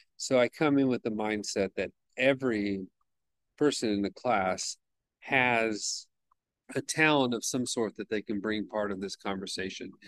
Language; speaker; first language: English; native; English